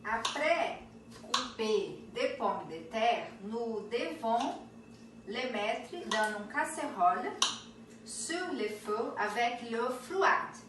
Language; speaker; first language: French; non-native, learner; Portuguese